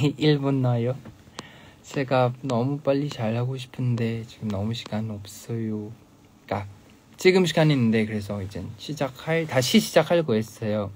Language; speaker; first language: Korean; non-native, fluent; Thai